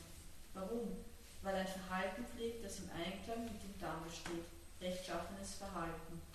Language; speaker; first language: German; native; German